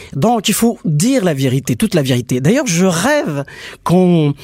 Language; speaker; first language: French; non-native, local second language; Kabyle